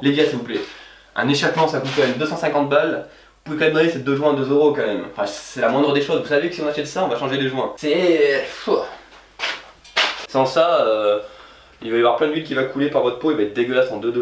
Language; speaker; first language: French; native; French